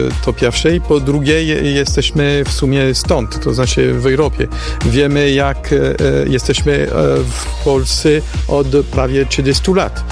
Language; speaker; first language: Polish; non-native, fluent; French